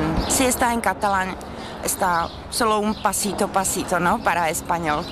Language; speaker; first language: Spanish; non-native, fluent; Czech